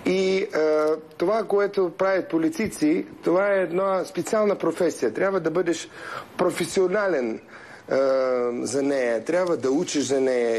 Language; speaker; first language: Bulgarian; early bilingual, heritage; Russian